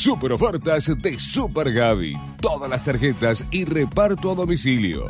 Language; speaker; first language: Spanish; native; Spanish